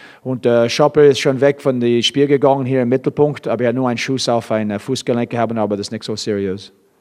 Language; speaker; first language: German; non-native, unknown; English